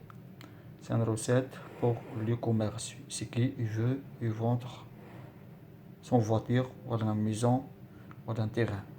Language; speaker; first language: French; non-native, learner; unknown